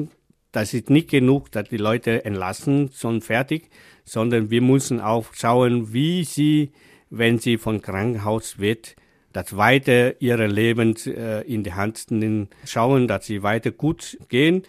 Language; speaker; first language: German; non-native, fluent; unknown